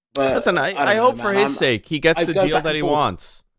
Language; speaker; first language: English; native; English